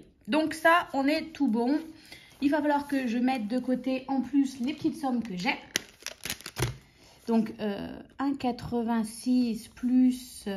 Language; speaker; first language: French; native; French